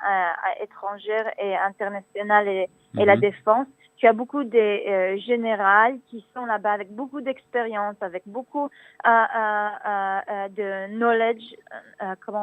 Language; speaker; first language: French; non-native, learner; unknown